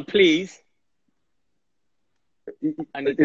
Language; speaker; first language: English; native; English